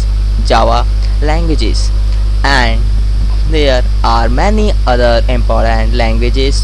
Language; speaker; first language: English; non-native, learner; Hindi